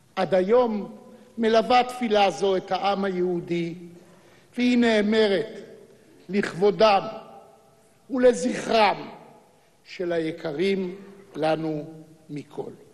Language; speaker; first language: Hebrew; native; Hebrew